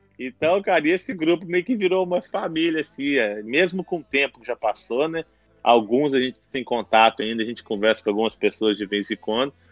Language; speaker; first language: Portuguese; native; Portuguese